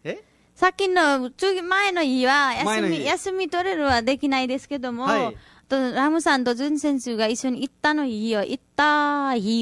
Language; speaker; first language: Japanese; non-native, learner; Nepali